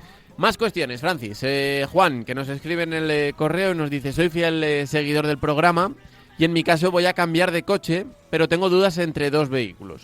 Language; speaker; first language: Spanish; native; Spanish